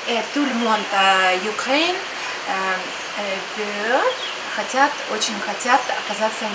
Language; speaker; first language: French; non-native, learner; Russian